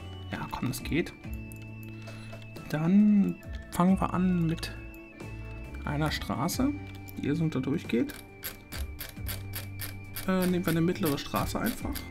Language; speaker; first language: German; native; German